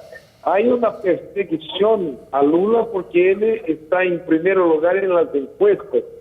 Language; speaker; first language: Spanish; non-native, learner; Portuguese